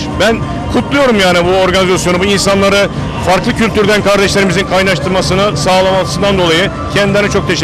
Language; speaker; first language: Turkish; native; Turkish